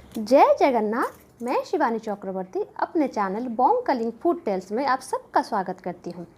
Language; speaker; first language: Hindi; non-native, local second language; Bangla